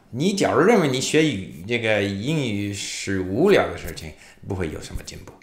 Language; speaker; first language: Chinese; non-native, fluent; English